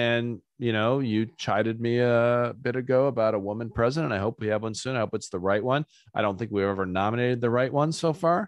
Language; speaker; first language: English; native; English